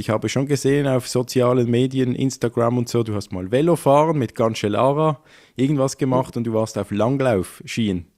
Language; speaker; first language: German; native; German